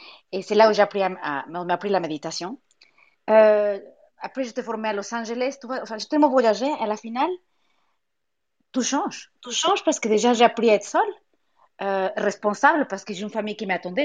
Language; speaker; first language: French; non-native, fluent; Spanish